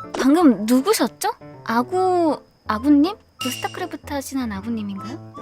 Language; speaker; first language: Korean; native; Korean